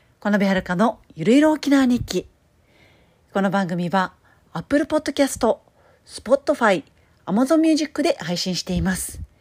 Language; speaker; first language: Japanese; native; Japanese